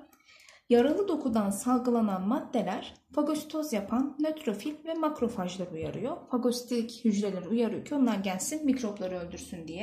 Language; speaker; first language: Turkish; native; Turkish